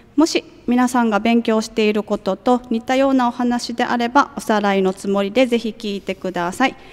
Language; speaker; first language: Japanese; native; Japanese